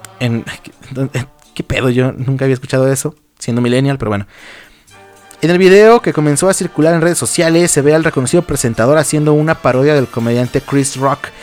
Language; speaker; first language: Spanish; native; Spanish